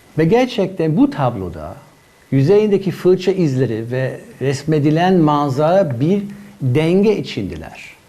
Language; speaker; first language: Turkish; non-native, fluent; German